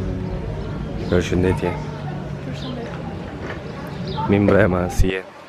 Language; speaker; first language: Albanian; non-native, learner; Turkish